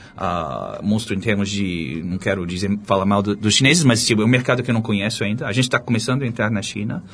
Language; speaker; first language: Portuguese; non-native, fluent; English